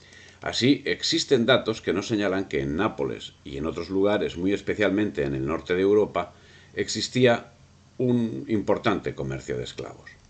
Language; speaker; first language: Spanish; native; Spanish